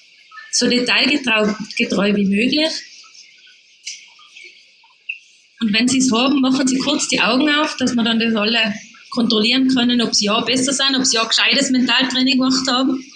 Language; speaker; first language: German; native; German